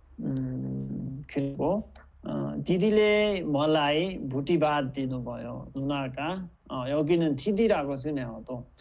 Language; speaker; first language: Korean; non-native, fluent; Nepali